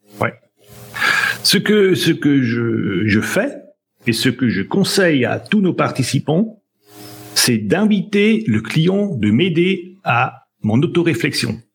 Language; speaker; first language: French; native; French